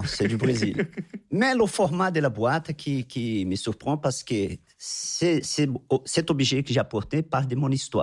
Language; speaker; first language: French; non-native, fluent; Portuguese